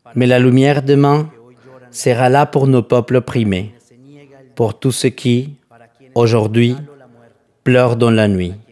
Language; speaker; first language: French; non-native, fluent; Spanish